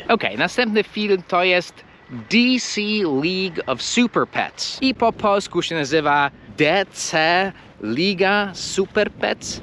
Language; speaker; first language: Polish; non-native, fluent; English